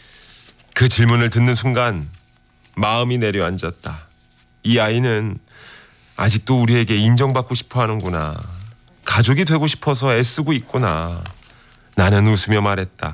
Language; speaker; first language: Korean; native; Korean